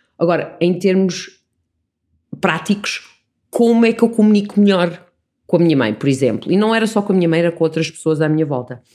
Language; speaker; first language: Portuguese; early bilingual, other home language; English